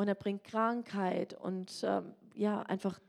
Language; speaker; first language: German; non-native, learner; English